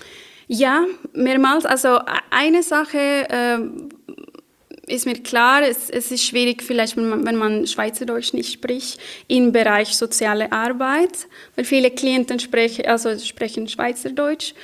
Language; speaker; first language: German; non-native, fluent; Spanish